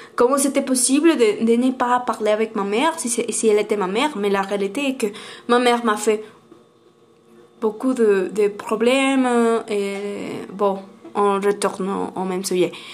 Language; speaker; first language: French; non-native, learner; Spanish